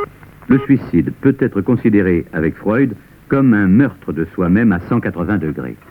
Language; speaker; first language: French; native; French